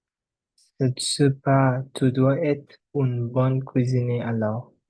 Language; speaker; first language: French; non-native, learner; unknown